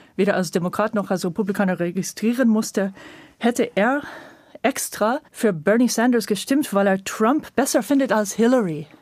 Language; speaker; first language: German; non-native, fluent; English